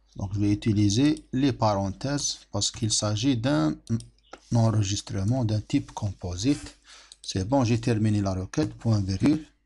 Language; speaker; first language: French; non-native, local second language; Arabic